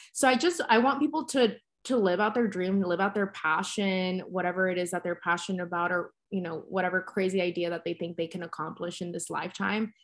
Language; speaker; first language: English; early bilingual, other home language; Spanish